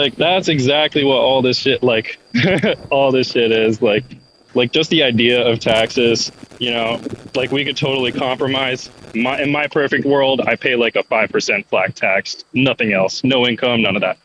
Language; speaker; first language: English; native; English